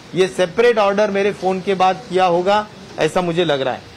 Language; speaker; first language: Hindi; non-native, local second language; Marathi